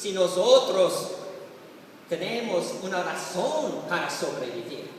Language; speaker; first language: Spanish; non-native, learner; English